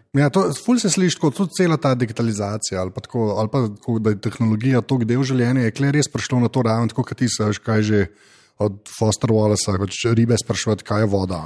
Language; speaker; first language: Slovenian; native; Slovenian